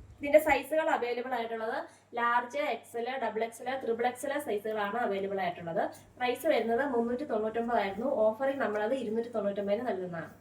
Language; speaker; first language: Malayalam; native; Malayalam